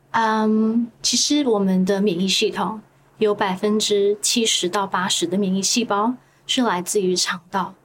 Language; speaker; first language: Chinese; early bilingual, other home language; Hebrew